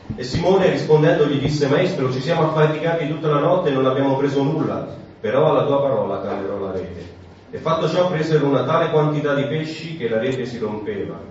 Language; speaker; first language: Italian; native; Italian